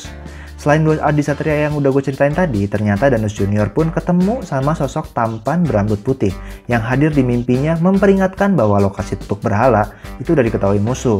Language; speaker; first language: Indonesian; native; Indonesian